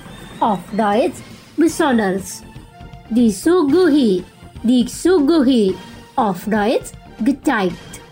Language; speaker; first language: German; non-native, fluent; Indonesian